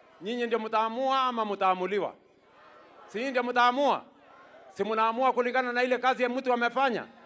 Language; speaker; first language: Swahili; non-native, local second language; Kalenjin